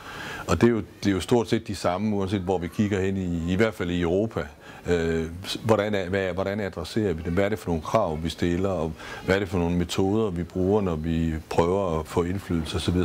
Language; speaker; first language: Danish; native; Danish